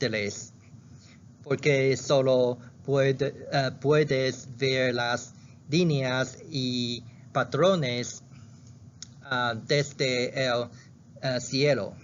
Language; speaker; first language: Spanish; non-native, learner; Chinese